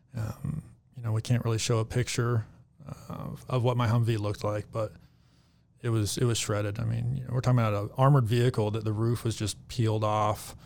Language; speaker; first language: English; native; English